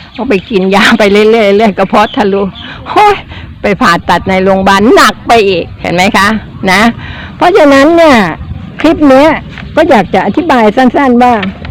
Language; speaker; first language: Thai; native; Thai